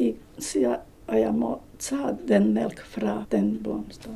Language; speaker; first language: Danish; non-native, learner; Bosnian